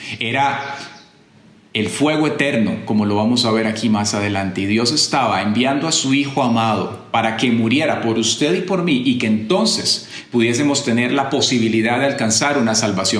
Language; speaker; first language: Spanish; native; Spanish